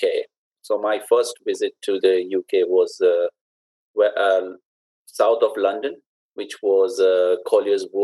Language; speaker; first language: English; non-native, local second language; Urdu